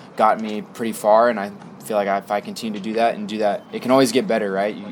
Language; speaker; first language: English; native; English